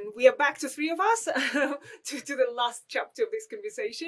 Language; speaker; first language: English; non-native, fluent; Russian